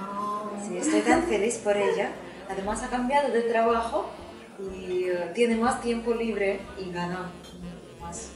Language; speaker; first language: Spanish; non-native, fluent; Russian